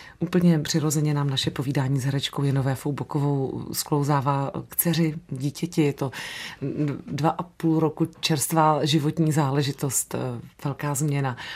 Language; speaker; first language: Czech; native; Czech